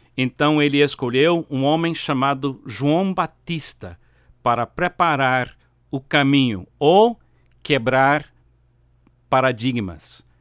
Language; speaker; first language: Portuguese; non-native, fluent; English